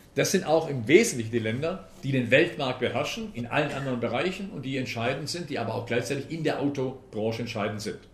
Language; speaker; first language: German; native; German